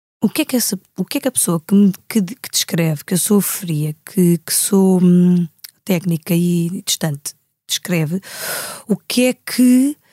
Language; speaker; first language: Portuguese; native; Portuguese